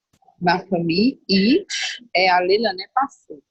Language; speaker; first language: French; non-native, learner; Portuguese